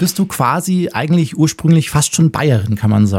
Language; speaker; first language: German; native; German